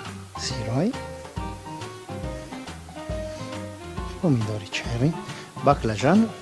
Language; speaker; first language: Russian; non-native, learner; Italian